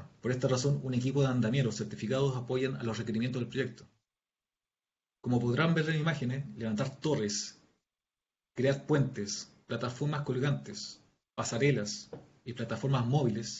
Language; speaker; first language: Spanish; native; Spanish